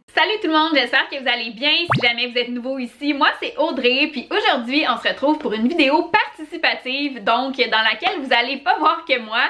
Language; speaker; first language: French; native; French